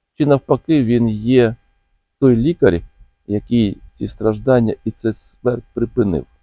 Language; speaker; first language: Ukrainian; native; Ukrainian